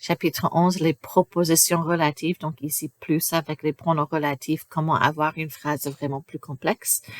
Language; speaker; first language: French; non-native, fluent; English